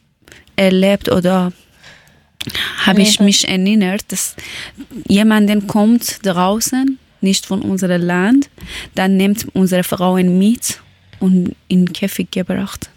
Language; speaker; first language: German; non-native, learner; Persian